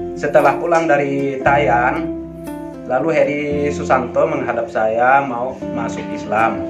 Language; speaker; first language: Indonesian; native; Indonesian